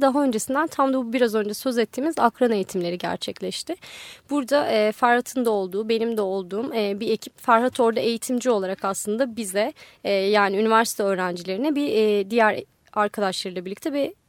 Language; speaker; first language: Turkish; native; Turkish